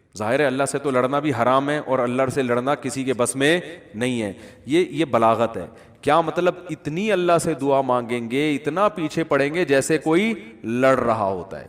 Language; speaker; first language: Urdu; native; Urdu